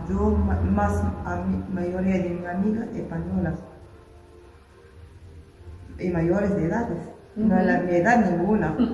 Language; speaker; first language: Spanish; non-native, local second language; Arabic